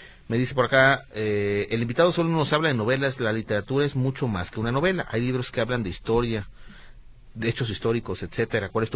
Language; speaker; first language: Spanish; native; Spanish